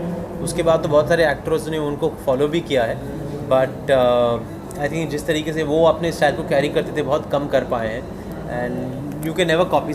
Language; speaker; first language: Hindi; native; Hindi